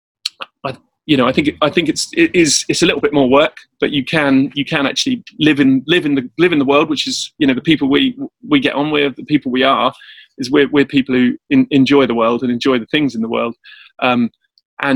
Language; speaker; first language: English; native; English